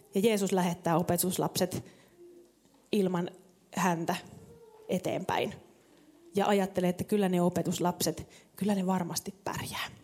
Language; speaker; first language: Finnish; native; Finnish